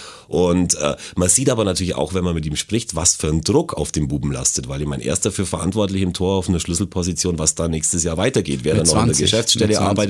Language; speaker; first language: German; native; German